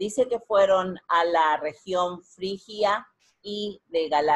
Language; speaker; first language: Spanish; native; Spanish